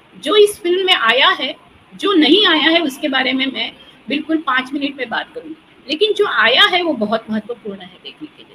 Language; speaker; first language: Hindi; non-native, local second language; Marathi